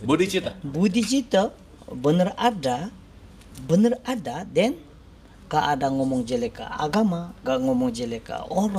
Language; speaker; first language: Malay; non-native, learner; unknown